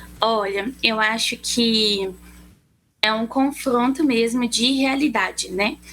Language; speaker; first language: Portuguese; native; Portuguese